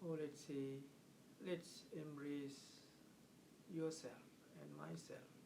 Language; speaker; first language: English; non-native, local second language; Sinhala